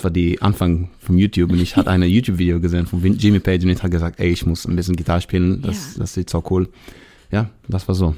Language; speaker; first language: German; non-native, learner; Hebrew